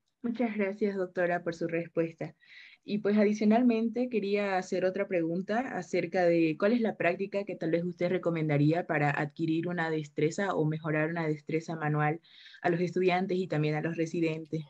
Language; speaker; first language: Spanish; native; Spanish